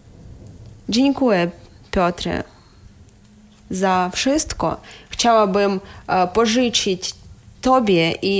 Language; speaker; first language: Polish; non-native, learner; Ukrainian